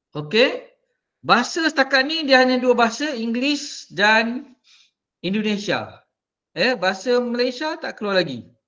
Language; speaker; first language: Malay; native; Malay